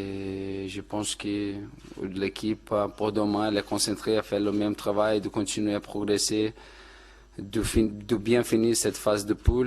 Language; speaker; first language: French; non-native, fluent; Portuguese